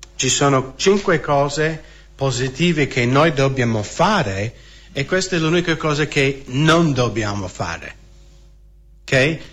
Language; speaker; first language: Italian; non-native, fluent; English